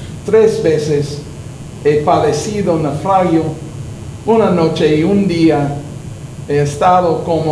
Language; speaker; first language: Spanish; non-native, learner; English